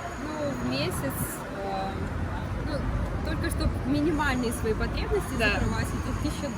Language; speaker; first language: Russian; native; Russian